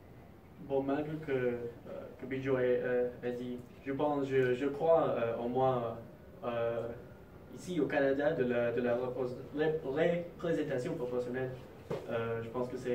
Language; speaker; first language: French; non-native, fluent; English